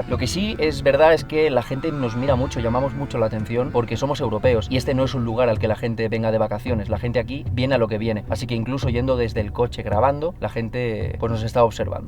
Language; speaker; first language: Spanish; native; Spanish